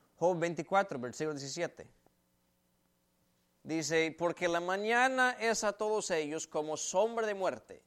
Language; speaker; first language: Spanish; native; Spanish